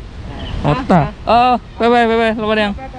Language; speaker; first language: Chinese; non-native, learner; Indonesian